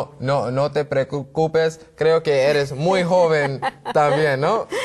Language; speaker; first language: Spanish; non-native, learner; English